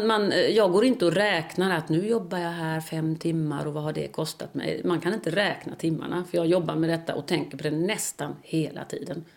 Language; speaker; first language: Swedish; native; Swedish